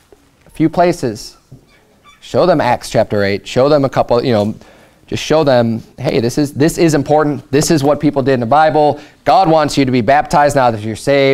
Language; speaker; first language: English; native; English